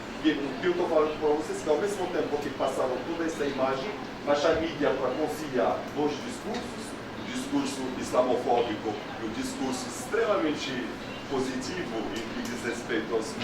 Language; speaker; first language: Portuguese; non-native, fluent; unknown